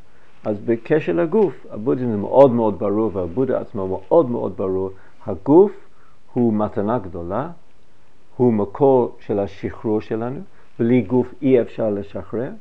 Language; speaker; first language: Hebrew; non-native, fluent; English